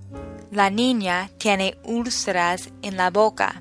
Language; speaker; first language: Spanish; non-native, fluent; English